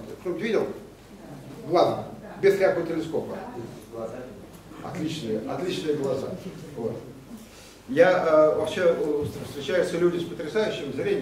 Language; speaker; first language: Russian; native; Russian